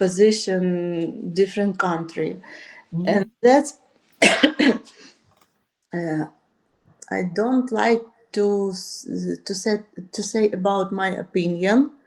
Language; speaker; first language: English; non-native, learner; Ukrainian